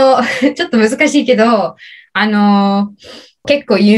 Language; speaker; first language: Japanese; non-native, learner; English